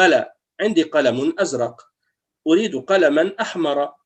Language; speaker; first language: Arabic; non-native, fluent; French